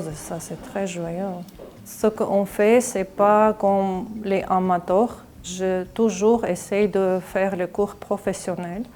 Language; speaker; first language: French; non-native, learner; Armenian